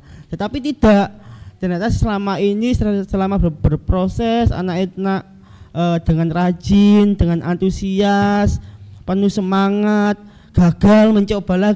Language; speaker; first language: Indonesian; native; Indonesian